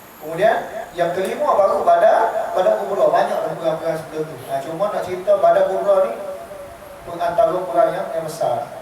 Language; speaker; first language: Malay; native; Malay